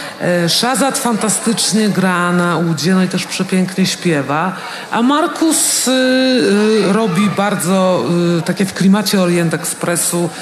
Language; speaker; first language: Polish; native; Polish